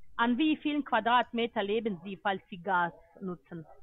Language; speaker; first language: German; non-native, fluent; Bosnian